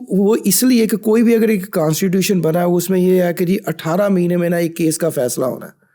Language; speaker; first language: Urdu; non-native, local second language; Punjabi